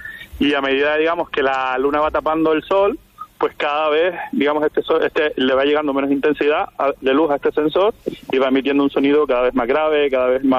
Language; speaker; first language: Spanish; non-native, local second language; Catalan